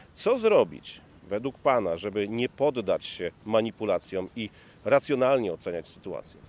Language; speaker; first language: Polish; native; Polish